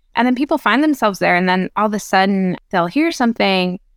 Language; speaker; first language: English; native; English